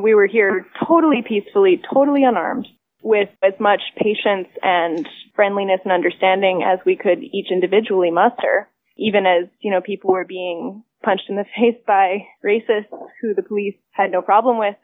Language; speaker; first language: English; native; English